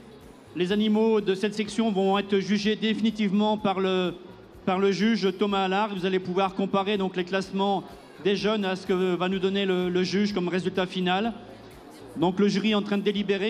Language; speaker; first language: French; native; French